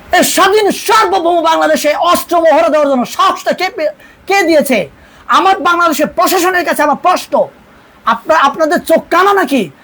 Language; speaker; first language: Bangla; non-native, local second language; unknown